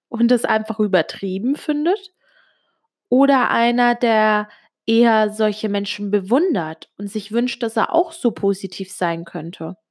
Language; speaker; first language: German; early bilingual, other home language; Italian